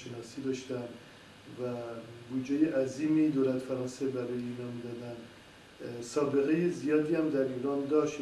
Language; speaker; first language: Persian; non-native, fluent; French